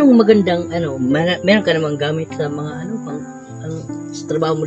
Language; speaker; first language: Filipino; non-native, local second language; Cebuano